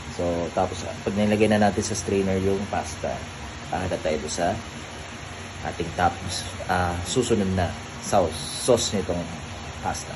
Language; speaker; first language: Filipino; native; Filipino